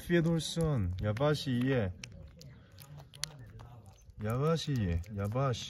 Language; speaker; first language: Turkish; non-native, learner; Korean